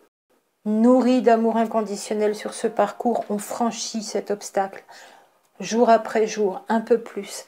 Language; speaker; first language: French; native; French